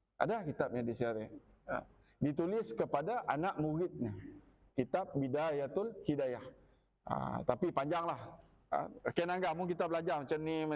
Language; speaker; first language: Malay; non-native, local second language; Iban